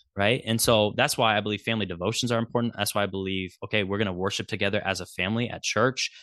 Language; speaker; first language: English; native; English